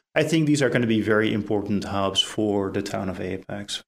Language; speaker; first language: English; non-native, fluent; Dutch